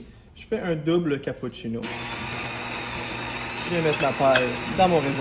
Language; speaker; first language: French; native; French